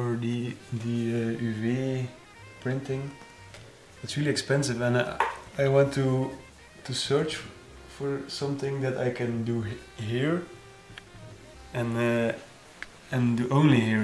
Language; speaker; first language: English; non-native, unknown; Dutch